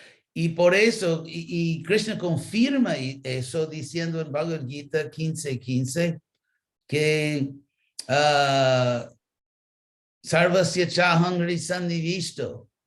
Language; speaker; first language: Spanish; non-native, fluent; English